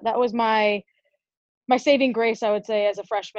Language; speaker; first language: English; native; English